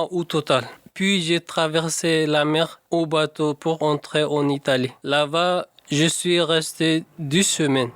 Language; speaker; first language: French; non-native, learner; Tigrinya